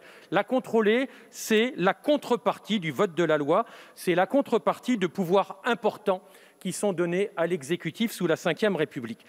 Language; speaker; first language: French; native; French